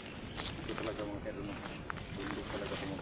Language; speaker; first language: Filipino; non-native, local second language; Cebuano